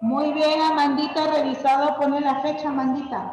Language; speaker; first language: Spanish; native; Spanish